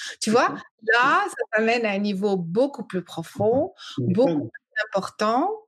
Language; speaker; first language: French; early bilingual, other home language; English